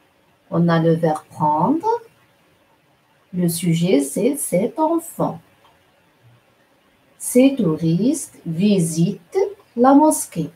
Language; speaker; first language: French; non-native, local second language; Arabic